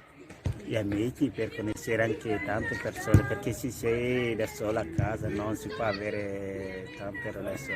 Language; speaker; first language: Italian; non-native, learner; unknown